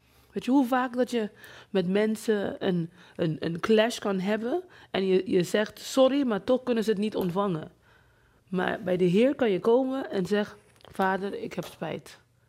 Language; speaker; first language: Dutch; non-native, fluent; English